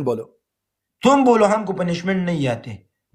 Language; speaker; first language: Hindi; non-native, local second language; Pashto